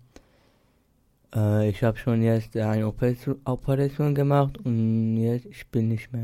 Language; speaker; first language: German; non-native, learner; Turkish